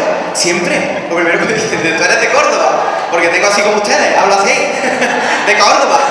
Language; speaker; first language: Spanish; native; Spanish